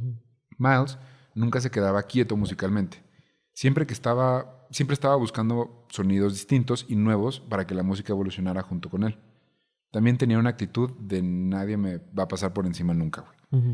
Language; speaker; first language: Spanish; native; Spanish